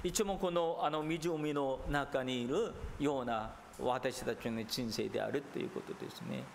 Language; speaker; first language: Japanese; non-native, fluent; Korean